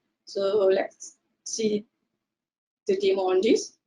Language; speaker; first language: English; non-native, local second language; Malay